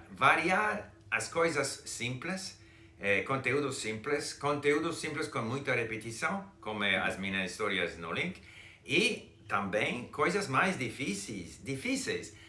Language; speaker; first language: Portuguese; non-native, fluent; English